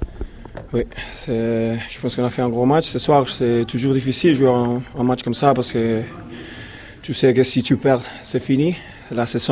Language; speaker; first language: French; non-native, fluent; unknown